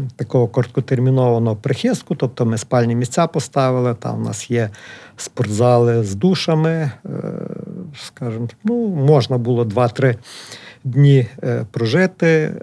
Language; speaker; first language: Ukrainian; native; Ukrainian